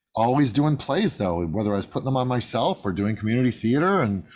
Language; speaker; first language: English; native; English